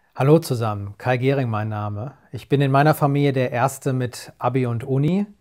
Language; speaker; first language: German; native; German